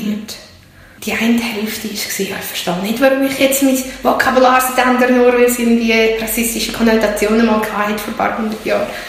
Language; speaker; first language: German; early bilingual, other home language; Turkish